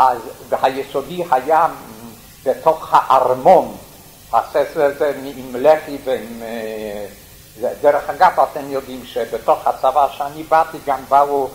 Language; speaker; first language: Hebrew; non-native, fluent; Yiddish